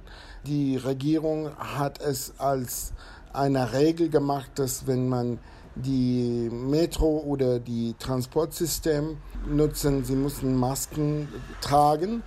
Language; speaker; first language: German; non-native, fluent; Spanish